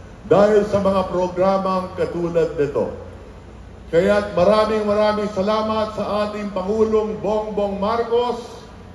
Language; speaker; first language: Filipino; native; Filipino